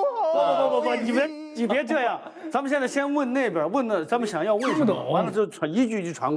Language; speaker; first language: Chinese; native; Chinese